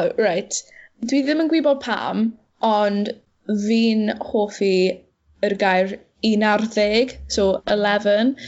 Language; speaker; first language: Welsh; non-native, local second language; English